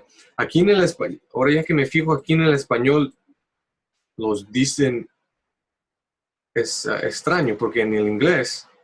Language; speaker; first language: Spanish; early bilingual, heritage; Spanish